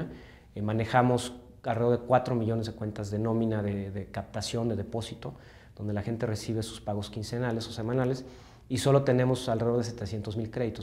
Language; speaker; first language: Spanish; native; Spanish